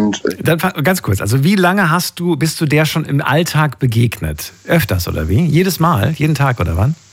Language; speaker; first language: German; native; German